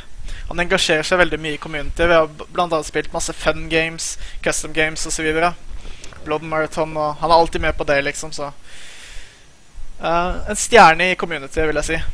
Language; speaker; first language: Norwegian; native; Norwegian